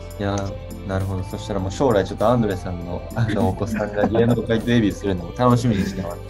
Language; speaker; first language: Japanese; native; Japanese